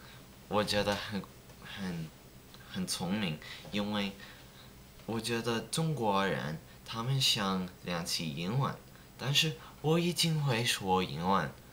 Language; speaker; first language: Chinese; non-native, learner; English